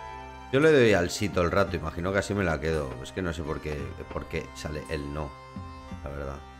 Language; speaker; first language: Spanish; native; Spanish